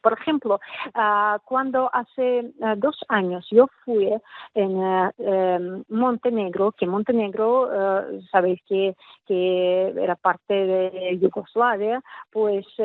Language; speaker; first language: Spanish; non-native, fluent; Russian